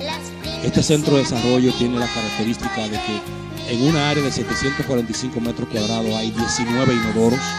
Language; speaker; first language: Spanish; native; Spanish